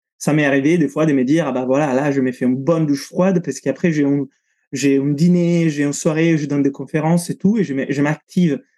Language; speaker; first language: French; non-native, fluent; Italian